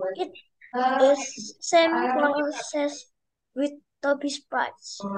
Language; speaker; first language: English; non-native, learner; Indonesian